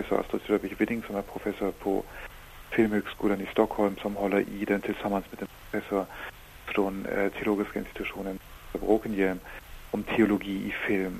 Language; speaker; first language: Swedish; non-native, fluent; German